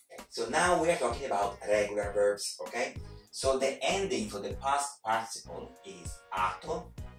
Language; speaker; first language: English; non-native, fluent; Italian